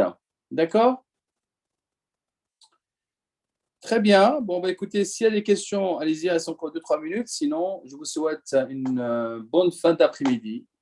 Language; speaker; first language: French; native; French